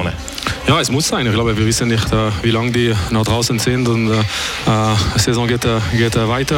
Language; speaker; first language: German; non-native, local second language; French